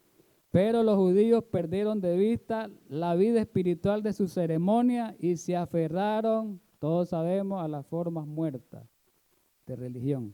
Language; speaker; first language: Spanish; native; Spanish